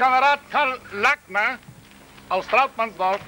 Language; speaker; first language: German; non-native, fluent; Ukrainian